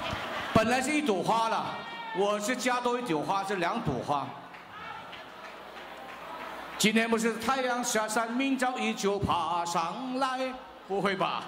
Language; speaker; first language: Chinese; early bilingual, heritage; Chinese